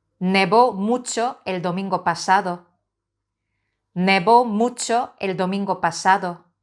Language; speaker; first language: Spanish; non-native, fluent; Korean